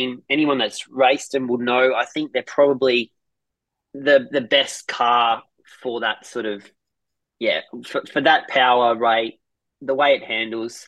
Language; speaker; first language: English; native; English